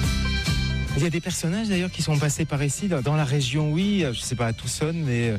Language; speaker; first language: French; native; French